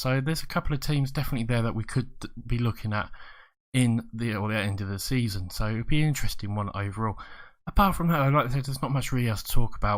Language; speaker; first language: English; native; English